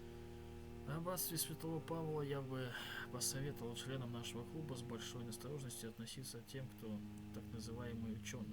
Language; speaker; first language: Russian; native; Russian